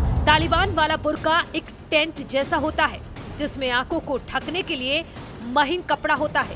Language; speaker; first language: Hindi; native; Hindi